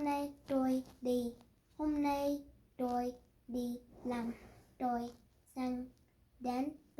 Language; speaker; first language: Vietnamese; non-native, learner; English